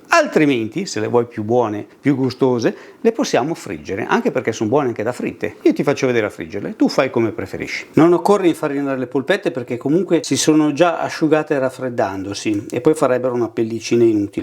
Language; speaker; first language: Italian; native; Italian